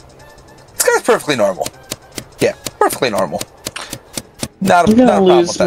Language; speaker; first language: English; native; English